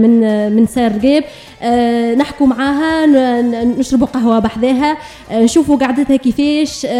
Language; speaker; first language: Arabic; native; Arabic